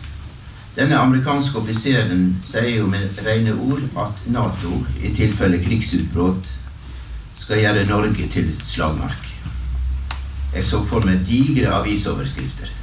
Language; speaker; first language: Norwegian; native; Norwegian